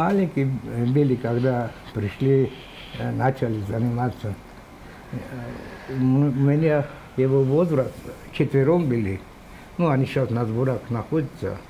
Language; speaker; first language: Russian; non-native, local second language; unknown